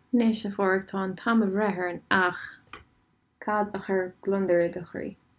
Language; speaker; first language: Irish; non-native, local second language; English